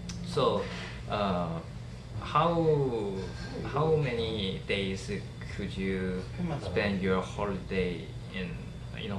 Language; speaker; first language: English; non-native, learner; Korean